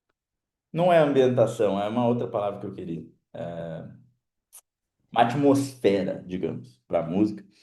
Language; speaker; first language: Portuguese; native; Portuguese